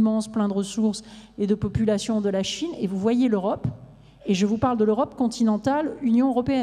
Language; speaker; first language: French; native; French